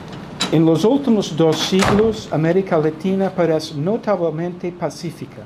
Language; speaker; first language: Spanish; non-native, fluent; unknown